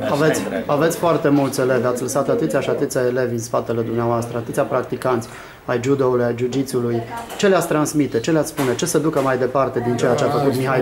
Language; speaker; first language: Romanian; native; Romanian